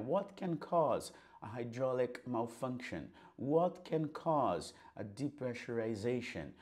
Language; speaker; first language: English; non-native, fluent; Portuguese